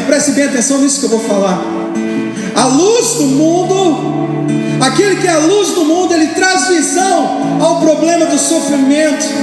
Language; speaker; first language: Portuguese; native; Portuguese